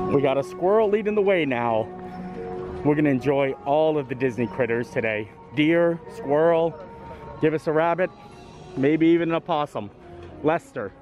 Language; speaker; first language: English; native; English